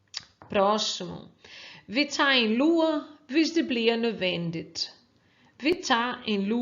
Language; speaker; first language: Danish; non-native, fluent; Portuguese